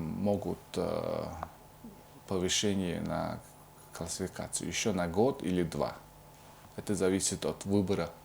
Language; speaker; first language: Russian; non-native, fluent; Mongolian